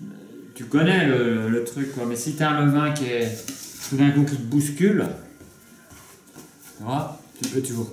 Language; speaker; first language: French; native; French